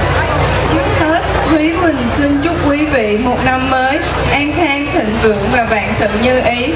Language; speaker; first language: Vietnamese; early bilingual, heritage; Vietnamese